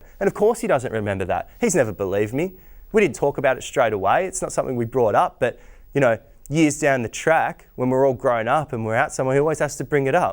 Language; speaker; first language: English; native; English